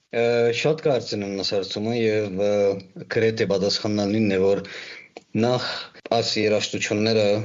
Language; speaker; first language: Armenian; early bilingual, heritage; Armenian